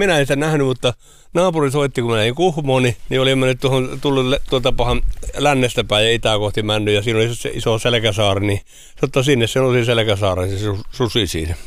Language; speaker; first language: Finnish; native; Finnish